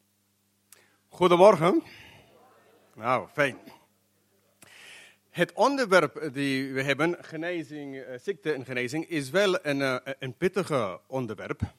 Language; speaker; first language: Dutch; non-native, fluent; English